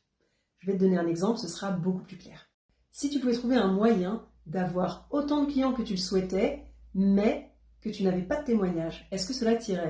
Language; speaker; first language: French; native; French